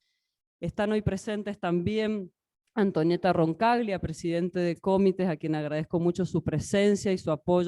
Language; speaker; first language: Spanish; native; Spanish